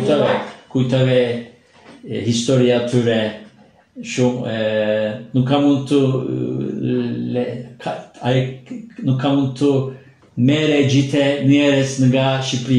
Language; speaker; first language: Albanian; non-native, learner; Turkish